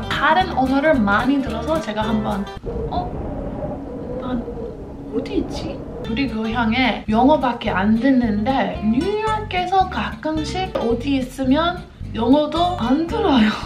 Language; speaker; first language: Korean; non-native, fluent; English